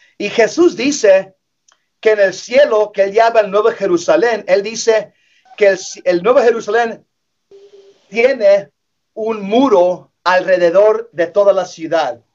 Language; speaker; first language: Spanish; early bilingual, heritage; English